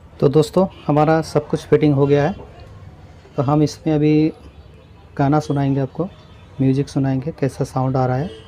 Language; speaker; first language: Hindi; native; Hindi